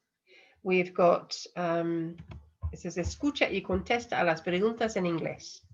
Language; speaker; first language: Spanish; non-native, fluent; English